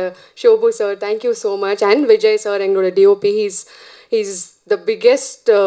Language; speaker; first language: Tamil; non-native, local second language; Telugu